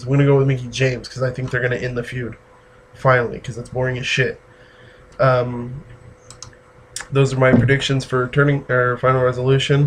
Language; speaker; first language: English; native; English